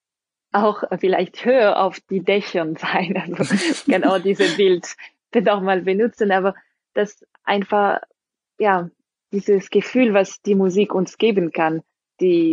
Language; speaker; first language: German; non-native, fluent; French